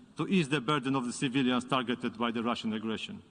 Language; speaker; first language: English; non-native, fluent; Polish